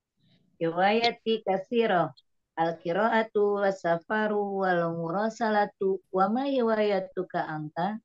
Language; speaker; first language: Arabic; non-native, learner; Indonesian